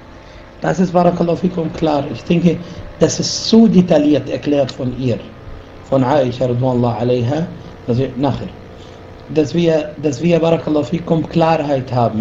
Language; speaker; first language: German; non-native, fluent; Arabic